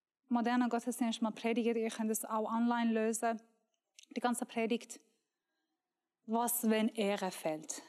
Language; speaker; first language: German; non-native, learner; Persian